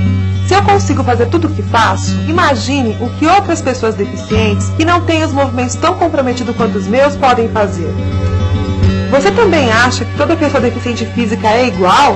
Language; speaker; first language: Portuguese; native; Portuguese